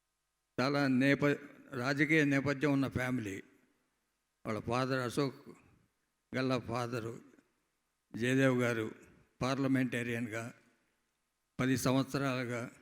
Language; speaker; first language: Telugu; native; Telugu